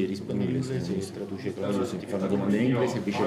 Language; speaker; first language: Italian; native; Italian